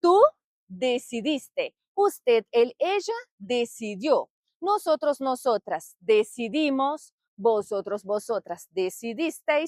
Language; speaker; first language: Spanish; non-native, fluent; Portuguese